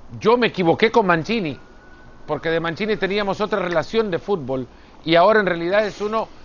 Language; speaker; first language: Spanish; native; Spanish